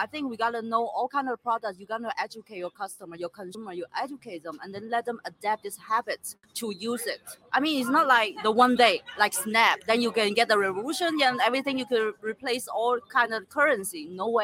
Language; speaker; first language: English; non-native, fluent; Chinese